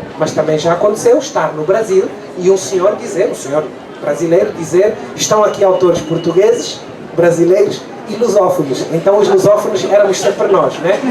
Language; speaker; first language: Portuguese; native; Portuguese